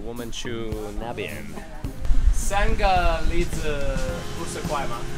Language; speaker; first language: Chinese; non-native, learner; English